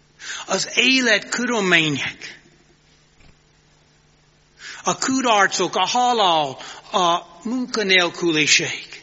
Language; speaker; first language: Hungarian; non-native, fluent; English